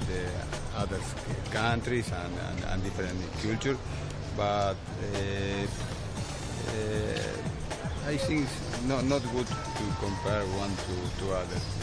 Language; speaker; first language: English; non-native, learner; Spanish